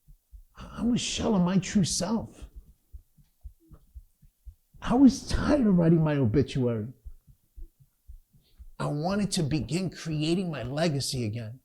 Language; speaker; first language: English; native; English